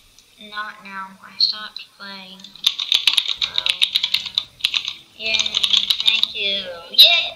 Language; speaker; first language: English; native; English